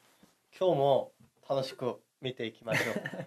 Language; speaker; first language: Japanese; non-native, learner; Korean